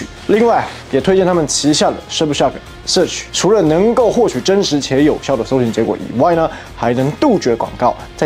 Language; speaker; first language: Chinese; native; Chinese